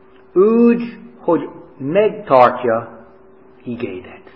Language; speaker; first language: Hungarian; non-native, fluent; English